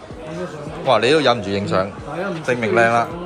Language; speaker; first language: Chinese; native; Chinese